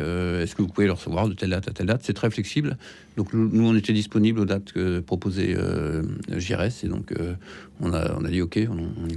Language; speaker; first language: French; native; French